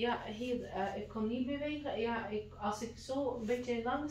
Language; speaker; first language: Dutch; non-native, fluent; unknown